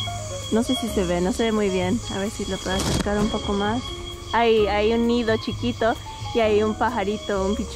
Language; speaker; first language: Spanish; early bilingual, heritage; Spanish